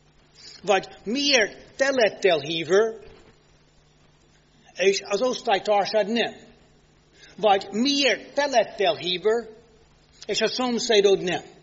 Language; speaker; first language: Hungarian; non-native, fluent; English